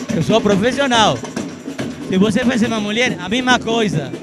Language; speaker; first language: Portuguese; non-native, fluent; Arabic